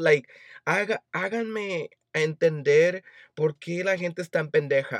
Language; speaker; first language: Spanish; early bilingual, heritage; Spanish